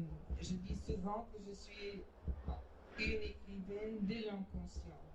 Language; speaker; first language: French; non-native, fluent; Portuguese